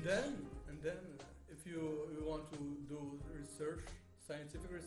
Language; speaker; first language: English; non-native, fluent; Arabic